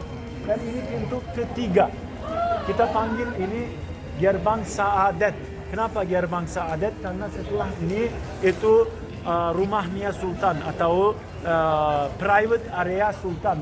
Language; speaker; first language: Indonesian; non-native, fluent; Turkish